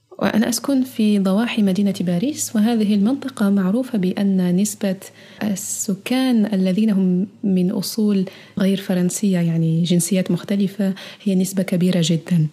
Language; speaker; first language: Arabic; early bilingual, heritage; Arabic